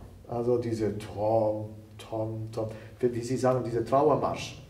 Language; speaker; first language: German; non-native, fluent; Italian